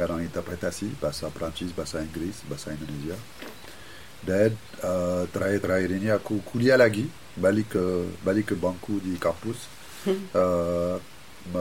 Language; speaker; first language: Indonesian; non-native, fluent; French